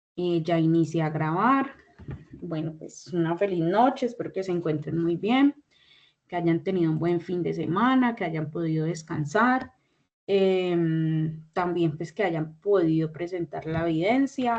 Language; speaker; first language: Spanish; native; Spanish